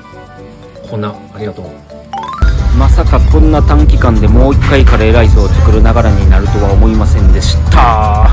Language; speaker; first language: Japanese; native; Japanese